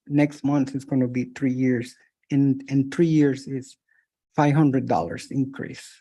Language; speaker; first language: English; non-native, fluent; Spanish